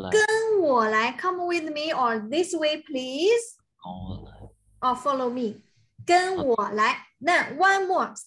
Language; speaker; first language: English; non-native, fluent; Chinese